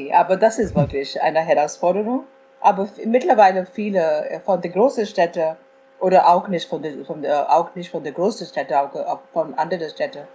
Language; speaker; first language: German; non-native, fluent; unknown